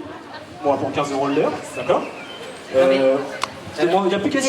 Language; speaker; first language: French; native; French